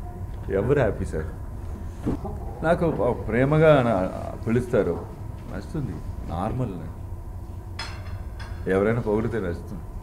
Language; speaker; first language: Telugu; non-native, learner; Tamil